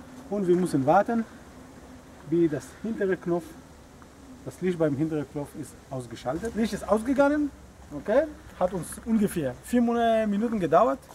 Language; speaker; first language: German; non-native, learner; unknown